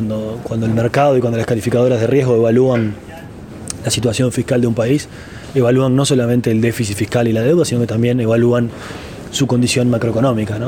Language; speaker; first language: Spanish; native; Spanish